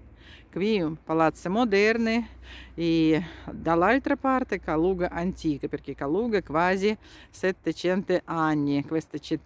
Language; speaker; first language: Italian; non-native, fluent; Russian